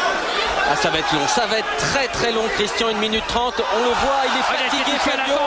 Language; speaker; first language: French; native; French